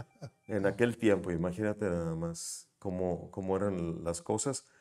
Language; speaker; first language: Spanish; native; Spanish